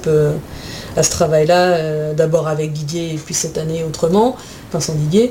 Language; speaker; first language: French; native; French